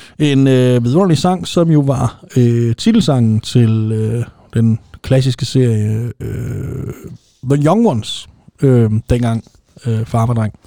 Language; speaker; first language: Danish; native; Danish